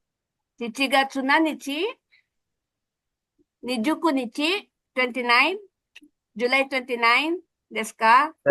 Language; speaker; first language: Japanese; non-native, fluent; Filipino